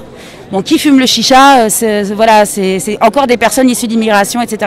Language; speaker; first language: French; native; French